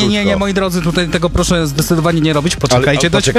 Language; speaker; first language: Polish; native; Polish